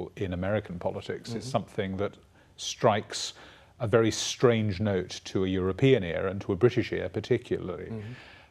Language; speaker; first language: English; native; English